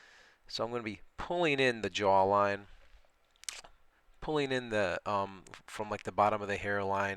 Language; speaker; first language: English; native; English